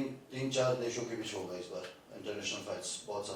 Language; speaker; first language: Hindi; non-native, fluent; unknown